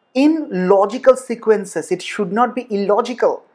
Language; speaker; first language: English; non-native, local second language; Bangla